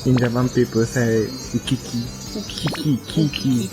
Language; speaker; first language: English; non-native, fluent; Japanese